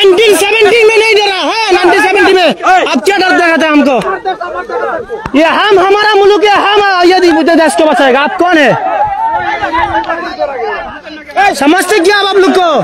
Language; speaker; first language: Hindi; non-native, learner; Bangla